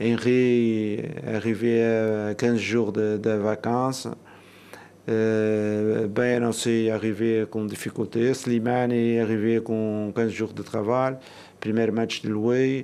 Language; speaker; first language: French; non-native, learner; Portuguese